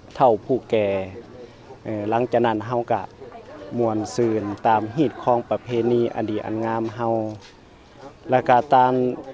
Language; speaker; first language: Lao; native; Lao